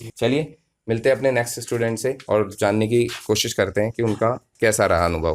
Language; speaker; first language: Hindi; native; Hindi